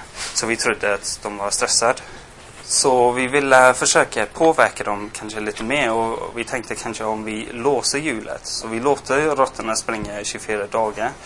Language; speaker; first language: Swedish; non-native, fluent; English